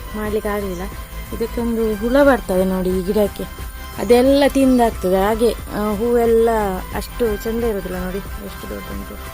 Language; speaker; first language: Kannada; non-native, local second language; Tulu